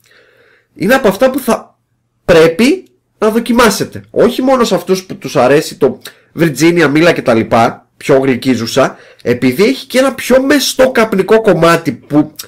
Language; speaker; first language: Greek; native; Greek